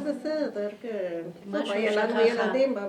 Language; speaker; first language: Hebrew; non-native, fluent; Spanish